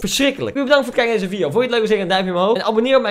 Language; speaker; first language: Dutch; native; Dutch